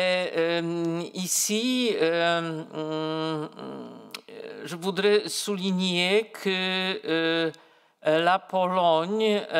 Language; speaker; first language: French; non-native, fluent; Polish